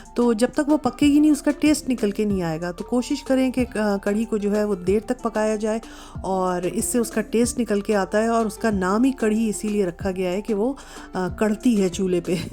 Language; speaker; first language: Urdu; native; Urdu